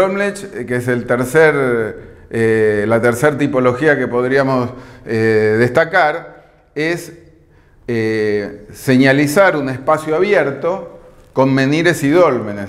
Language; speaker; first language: Spanish; native; Spanish